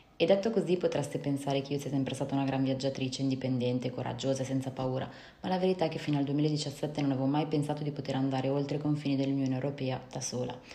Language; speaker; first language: Italian; native; Italian